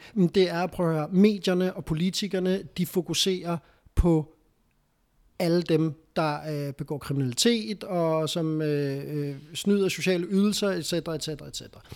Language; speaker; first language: Danish; early bilingual, other home language; Spanish